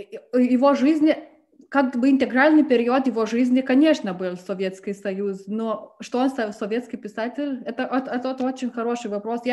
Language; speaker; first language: Russian; non-native, fluent; Lithuanian